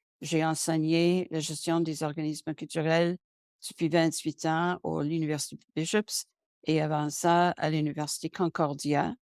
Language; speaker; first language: French; non-native, local second language; English